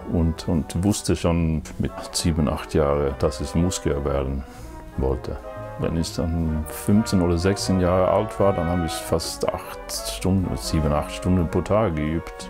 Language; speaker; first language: German; non-native, fluent; Swedish